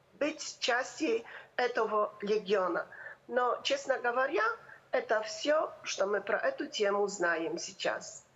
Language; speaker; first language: Russian; non-native, fluent; Polish